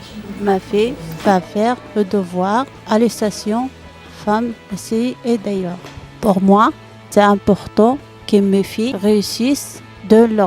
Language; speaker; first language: French; non-native, learner; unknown